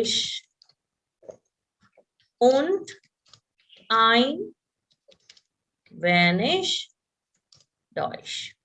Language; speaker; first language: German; non-native, fluent; Hindi